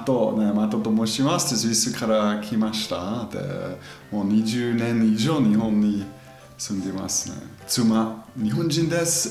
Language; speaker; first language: Japanese; non-native, fluent; German